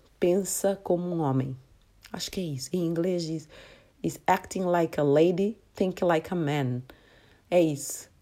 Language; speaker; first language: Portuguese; non-native, local second language; Kabuverdianu